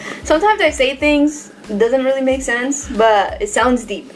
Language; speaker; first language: English; early bilingual, other home language; Spanish